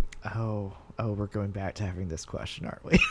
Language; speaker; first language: English; native; English